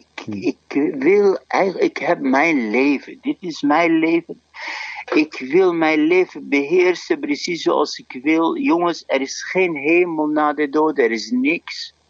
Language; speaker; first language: Dutch; non-native, fluent; Arabic